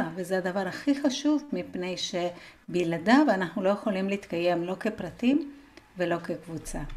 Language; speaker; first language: Hebrew; non-native, fluent; Spanish